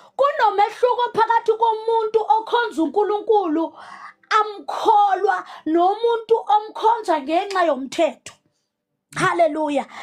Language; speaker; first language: Zulu; non-native, local second language; Southern Sotho